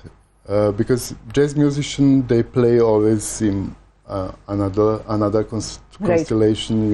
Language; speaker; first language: English; non-native, learner; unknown